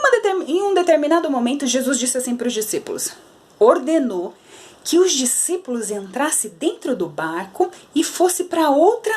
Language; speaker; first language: Portuguese; native; Portuguese